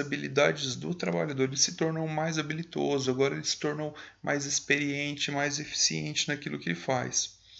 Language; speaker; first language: Portuguese; native; Portuguese